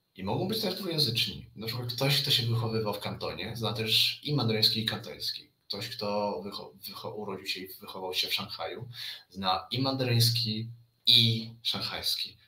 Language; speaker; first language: Polish; early bilingual, other home language; Chinese